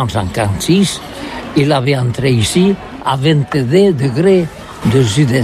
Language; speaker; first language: French; non-native, learner; Catalan